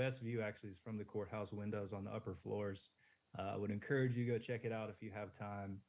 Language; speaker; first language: English; native; English